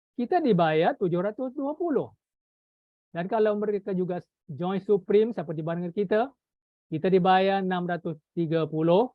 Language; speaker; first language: Malay; native; Malay